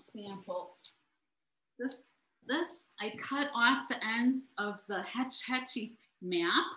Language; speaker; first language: English; native; English